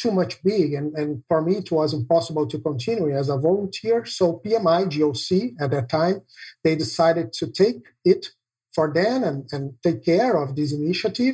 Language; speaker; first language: English; non-native, fluent; Portuguese